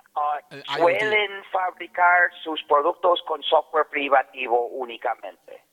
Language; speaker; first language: Spanish; non-native, fluent; English